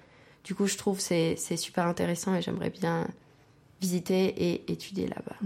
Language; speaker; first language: French; non-native, fluent; Spanish